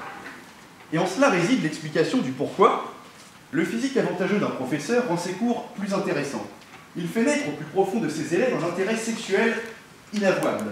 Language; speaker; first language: French; native; French